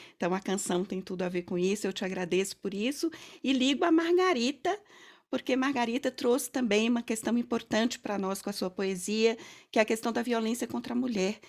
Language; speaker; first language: Portuguese; native; Portuguese